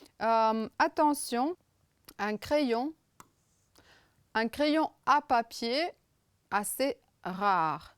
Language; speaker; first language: French; non-native, fluent; Romanian